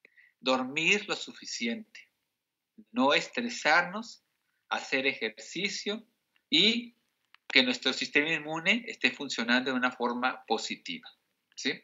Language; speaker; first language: Spanish; native; Spanish